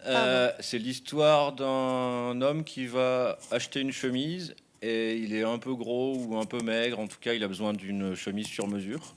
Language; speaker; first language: French; native; French